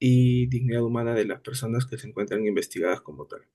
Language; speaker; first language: Spanish; native; Spanish